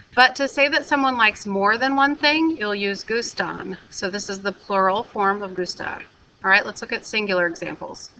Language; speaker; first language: English; native; English